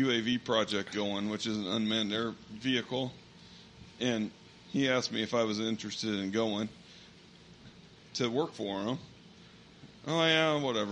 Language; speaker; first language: English; native; English